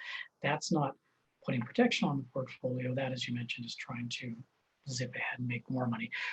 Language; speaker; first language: English; native; English